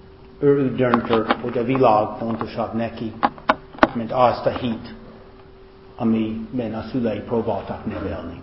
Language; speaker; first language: Hungarian; non-native, fluent; English